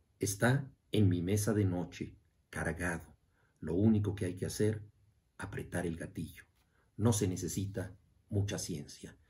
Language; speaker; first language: Spanish; native; Spanish